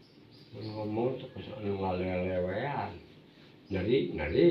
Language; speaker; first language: Indonesian; native; Indonesian